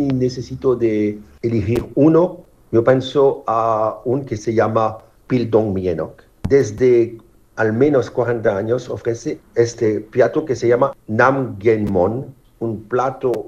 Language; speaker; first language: Spanish; non-native, fluent; French